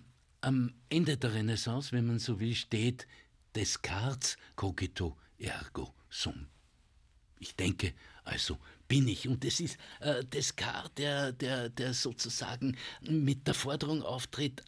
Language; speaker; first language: German; native; German